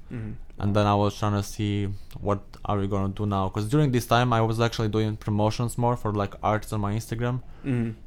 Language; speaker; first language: English; non-native, fluent; Albanian